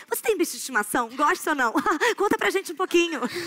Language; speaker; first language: Portuguese; native; Portuguese